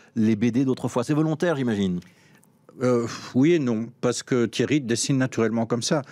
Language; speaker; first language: French; native; French